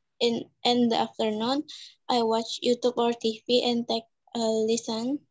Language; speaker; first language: English; non-native, local second language; Indonesian